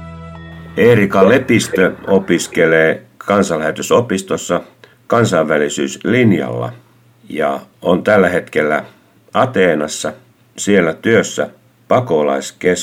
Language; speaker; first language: Finnish; native; Finnish